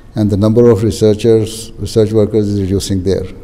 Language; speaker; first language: English; non-native, local second language; Urdu